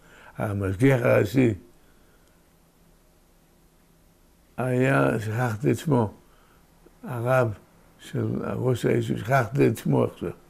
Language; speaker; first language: Hebrew; early bilingual, other home language; Yiddish